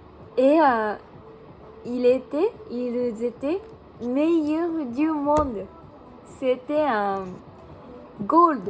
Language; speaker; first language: French; non-native, learner; Japanese